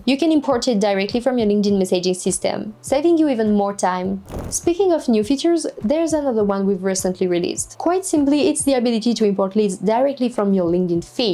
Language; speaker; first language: English; non-native, fluent; French